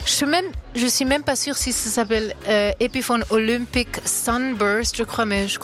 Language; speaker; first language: French; non-native, local second language; Swiss German